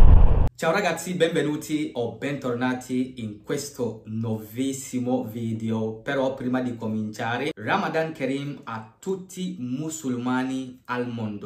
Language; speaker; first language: Italian; non-native, fluent; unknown